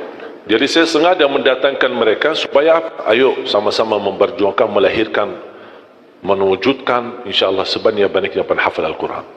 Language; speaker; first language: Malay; non-native, fluent; Arabic